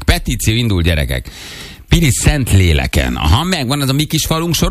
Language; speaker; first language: Hungarian; native; Hungarian